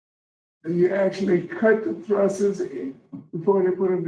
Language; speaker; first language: English; native; English